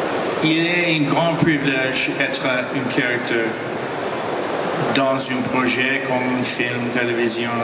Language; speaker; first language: French; non-native, learner; English